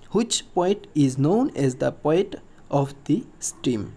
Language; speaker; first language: English; non-native, local second language; Assamese